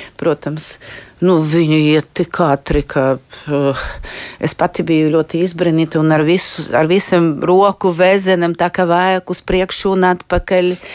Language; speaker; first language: Latvian; non-native, local second language; Russian